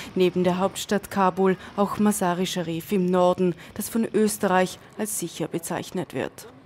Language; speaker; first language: German; native; German